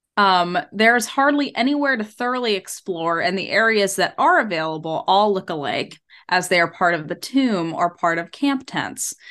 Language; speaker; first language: English; native; English